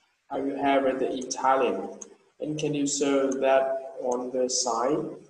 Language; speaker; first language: English; non-native, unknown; Vietnamese